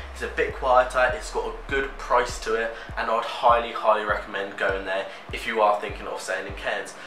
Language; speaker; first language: English; native; English